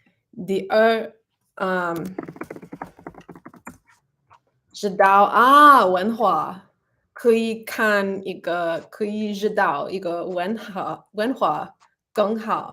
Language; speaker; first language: Chinese; non-native, learner; English